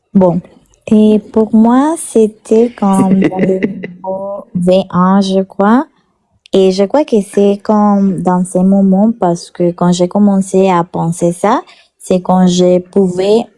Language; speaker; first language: French; non-native, learner; Spanish